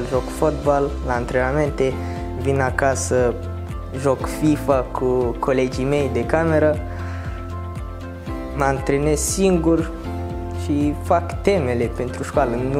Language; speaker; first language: Romanian; non-native, learner; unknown